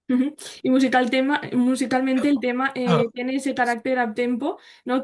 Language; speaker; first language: Spanish; native; Spanish